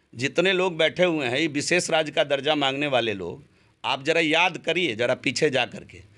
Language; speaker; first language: Hindi; native; Hindi